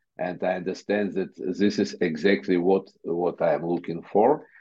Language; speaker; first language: English; non-native, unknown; Ukrainian